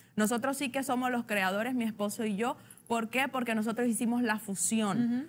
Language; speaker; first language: Spanish; native; Spanish